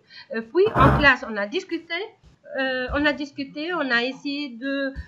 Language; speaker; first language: French; non-native, local second language; Arabic